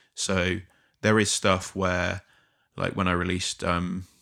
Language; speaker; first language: English; native; English